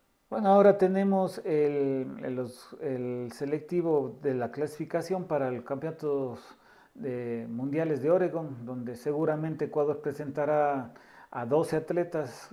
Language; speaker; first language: Spanish; native; Spanish